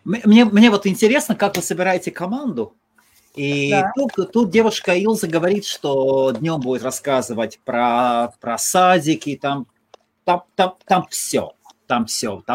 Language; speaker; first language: Russian; non-native, local second language; Latvian